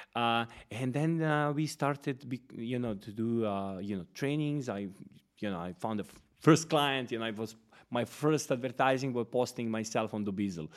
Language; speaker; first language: English; non-native, fluent; Serbian